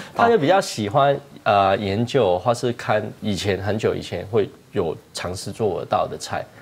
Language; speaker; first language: Chinese; non-native, fluent; Cantonese